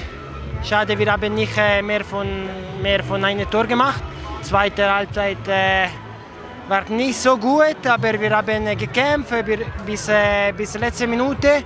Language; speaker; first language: German; non-native, learner; Italian